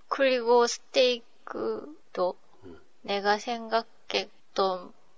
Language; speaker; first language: Korean; non-native, learner; Japanese